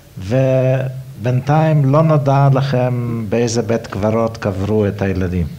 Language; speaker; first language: Hebrew; native; Hebrew